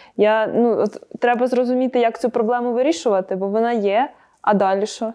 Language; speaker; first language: Ukrainian; native; Ukrainian